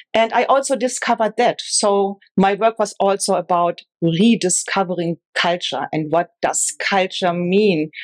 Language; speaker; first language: English; non-native, fluent; German